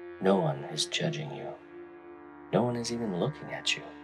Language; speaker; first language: English; native; English